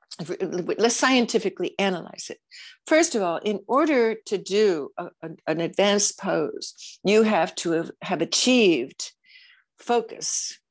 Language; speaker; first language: English; native; English